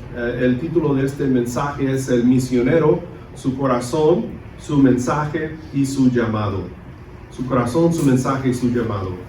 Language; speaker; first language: Spanish; early bilingual, other home language; English